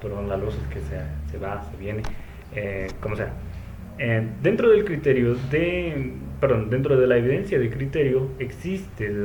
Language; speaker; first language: Spanish; native; Spanish